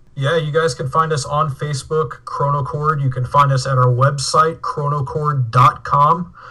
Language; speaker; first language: English; native; English